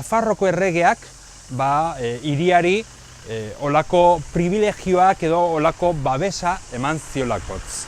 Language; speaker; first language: Basque; native; Basque